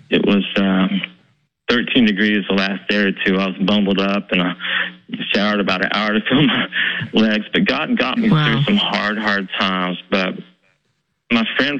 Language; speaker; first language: English; native; English